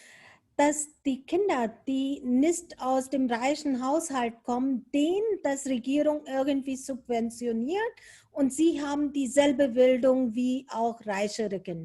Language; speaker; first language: German; non-native, fluent; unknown